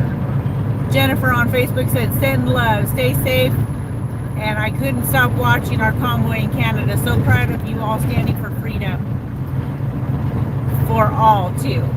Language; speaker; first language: English; native; English